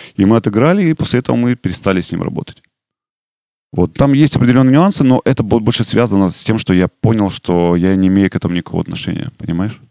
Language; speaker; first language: Russian; native; Russian